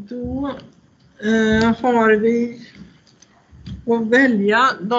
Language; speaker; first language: Swedish; native; Swedish